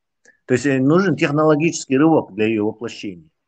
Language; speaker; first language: Russian; non-native, local second language; Chechen